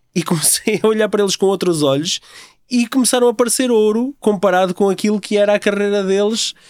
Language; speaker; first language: Portuguese; native; Portuguese